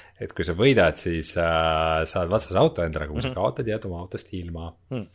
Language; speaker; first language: Estonian; native; Estonian